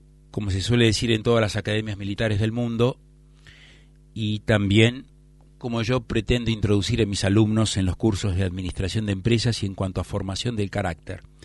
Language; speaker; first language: Spanish; native; Spanish